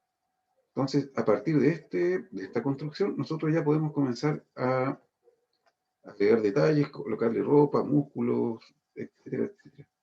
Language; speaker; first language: Spanish; native; Spanish